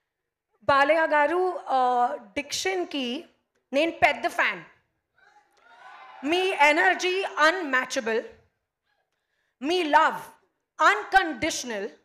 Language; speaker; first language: Telugu; non-native, learner; Hindi